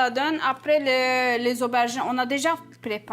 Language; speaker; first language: French; non-native, learner; Turkish